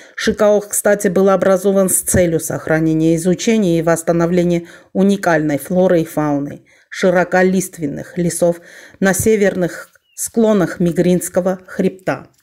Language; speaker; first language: Russian; non-native, fluent; Armenian